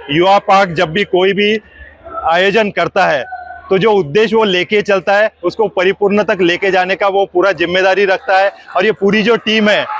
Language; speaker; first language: Hindi; non-native, local second language; Gujarati